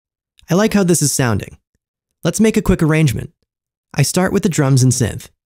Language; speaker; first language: English; native; English